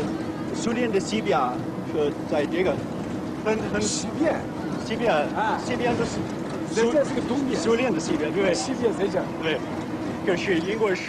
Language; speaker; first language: Chinese; non-native, learner; English